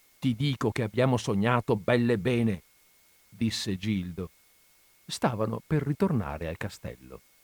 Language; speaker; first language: Italian; native; Italian